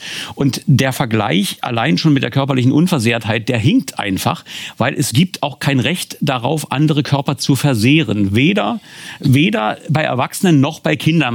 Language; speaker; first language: German; native; German